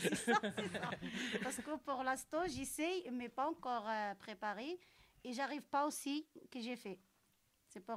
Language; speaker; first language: French; non-native, local second language; Arabic